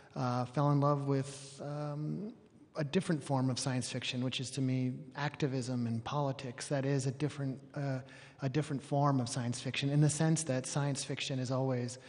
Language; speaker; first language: English; native; English